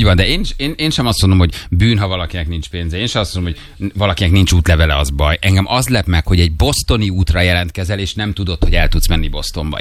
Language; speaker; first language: Hungarian; native; Hungarian